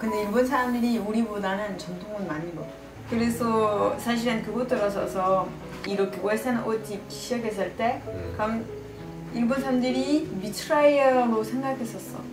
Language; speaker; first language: Korean; non-native, fluent; French